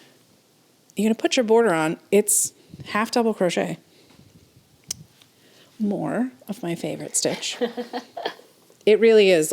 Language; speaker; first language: English; native; English